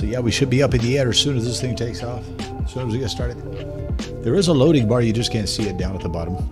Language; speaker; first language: English; native; English